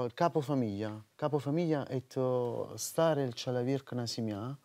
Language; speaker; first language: Russian; non-native, learner; Italian